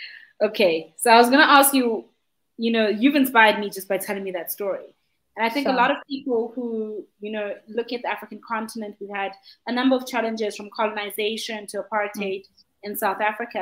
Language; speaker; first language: English; non-native, local second language; Zulu